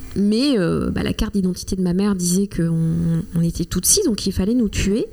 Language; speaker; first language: French; non-native, local second language; Kinyarwanda